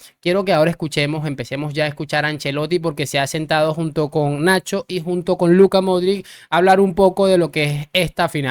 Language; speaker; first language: Spanish; native; Spanish